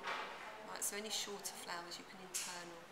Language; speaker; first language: English; native; English